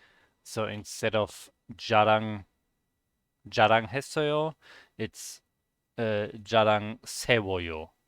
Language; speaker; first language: Korean; non-native, learner; English